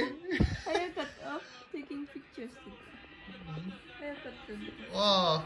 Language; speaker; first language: English; non-native, learner; Japanese